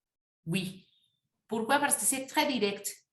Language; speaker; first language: French; non-native, fluent; Spanish